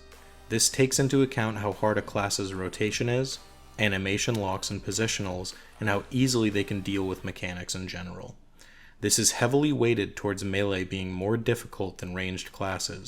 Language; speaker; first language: English; native; English